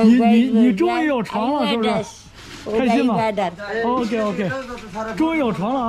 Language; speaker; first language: Chinese; native; Chinese